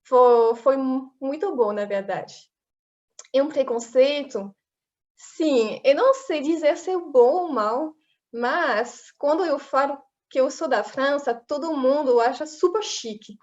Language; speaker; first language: Portuguese; non-native, fluent; French